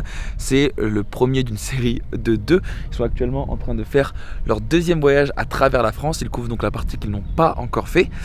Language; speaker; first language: French; native; French